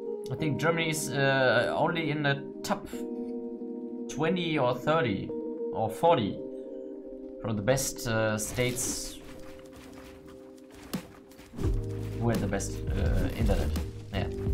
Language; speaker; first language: English; non-native, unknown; German